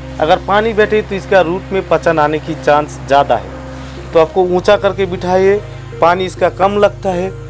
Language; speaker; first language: Hindi; non-native, local second language; Bangla